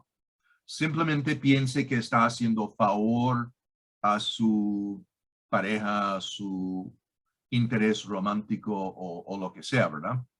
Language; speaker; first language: Spanish; non-native, fluent; English